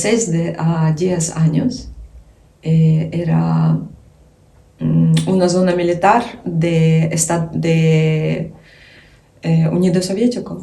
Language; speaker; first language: Spanish; non-native, learner; Ukrainian